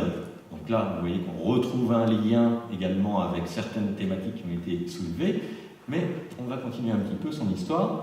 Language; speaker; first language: French; native; French